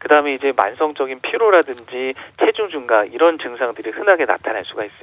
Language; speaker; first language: Korean; native; Korean